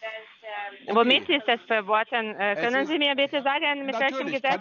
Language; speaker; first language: German; non-native, learner; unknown